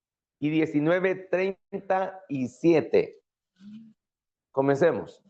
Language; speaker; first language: Spanish; native; Spanish